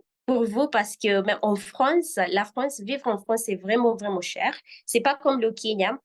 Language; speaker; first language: French; non-native, fluent; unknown